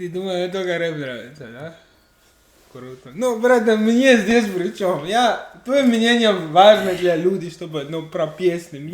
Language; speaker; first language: Russian; non-native, learner; English